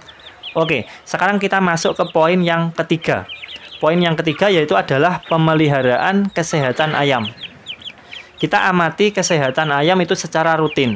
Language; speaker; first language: Indonesian; native; Indonesian